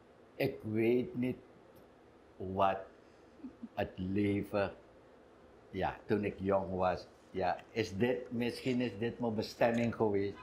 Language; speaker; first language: Dutch; non-native, local second language; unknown